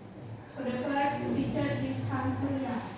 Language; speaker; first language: English; non-native, learner; Indonesian